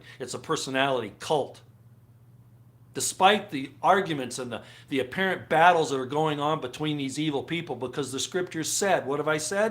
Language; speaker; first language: English; native; English